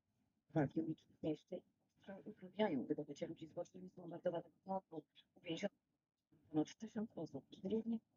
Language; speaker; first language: Polish; native; Polish